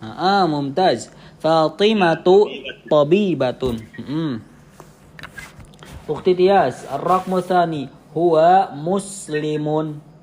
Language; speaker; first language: Arabic; non-native, fluent; Indonesian